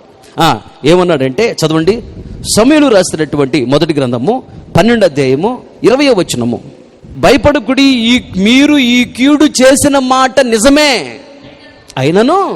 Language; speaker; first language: Telugu; native; Telugu